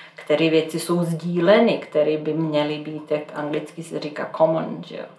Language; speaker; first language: Czech; non-native, fluent; Serbian